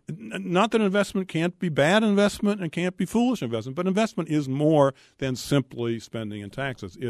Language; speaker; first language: English; native; English